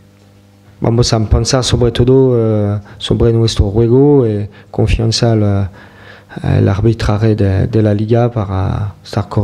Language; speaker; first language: Spanish; non-native, fluent; French